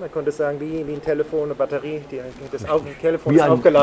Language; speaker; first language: German; native; German